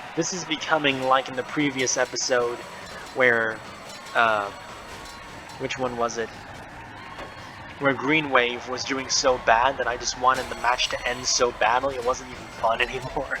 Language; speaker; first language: English; native; English